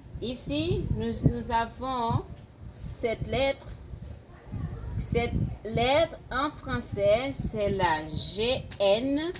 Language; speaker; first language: French; non-native, fluent; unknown